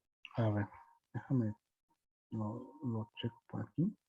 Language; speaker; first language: Spanish; native; Spanish